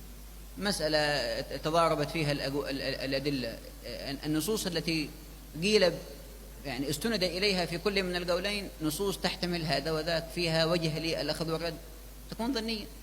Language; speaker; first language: Arabic; native; Arabic